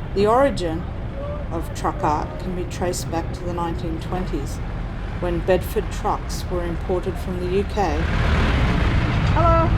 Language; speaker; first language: English; native; English